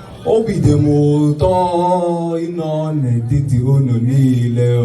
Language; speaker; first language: Igbo; early bilingual, heritage; Igbo